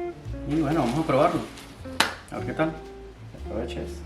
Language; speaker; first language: Spanish; native; Spanish